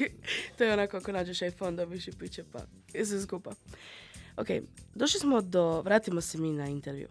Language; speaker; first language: Serbian; native; Serbian